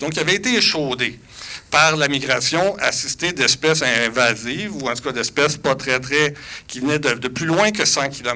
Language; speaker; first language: French; native; French